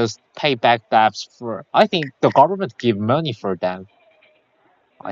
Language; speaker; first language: English; non-native, learner; Korean